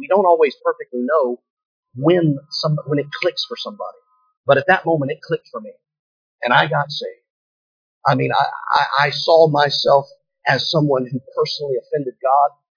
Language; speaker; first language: English; native; English